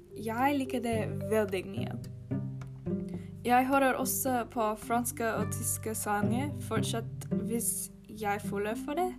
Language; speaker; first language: Norwegian; non-native, learner; English